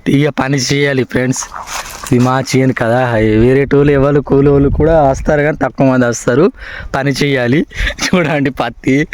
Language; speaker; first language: Telugu; non-native, local second language; Gondi